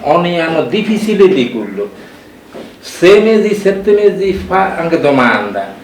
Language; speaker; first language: Italian; non-native, learner; Bangla